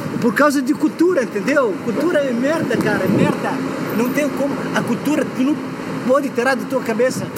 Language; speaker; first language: Portuguese; non-native, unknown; Arabic